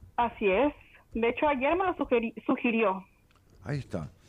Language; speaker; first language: Spanish; native; Spanish